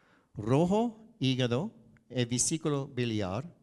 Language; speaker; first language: Spanish; non-native, learner; English